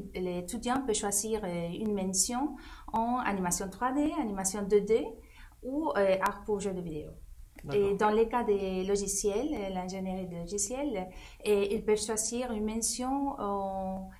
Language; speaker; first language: French; non-native, fluent; Spanish